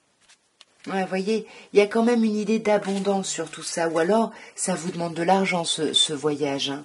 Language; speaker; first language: French; native; French